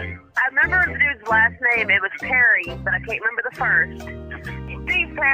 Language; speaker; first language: English; native; English